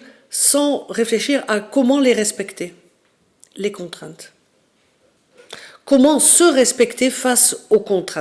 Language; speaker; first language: French; native; French